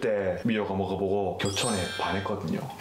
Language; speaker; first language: Korean; native; Korean